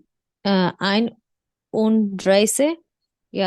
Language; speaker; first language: German; non-native, learner; Bangla